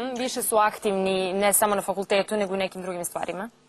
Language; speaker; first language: Serbian; native; Serbian